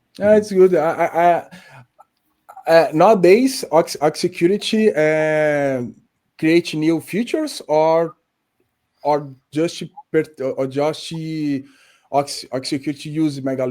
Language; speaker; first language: English; non-native, learner; Portuguese